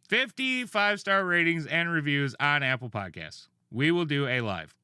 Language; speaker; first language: English; native; English